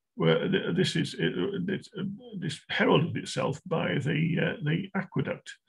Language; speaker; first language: English; native; English